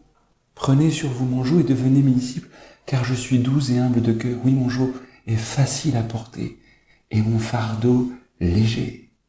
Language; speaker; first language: French; native; French